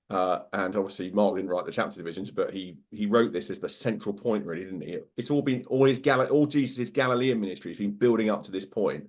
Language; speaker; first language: English; native; English